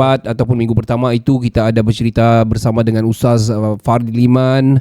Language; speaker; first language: Malay; native; Malay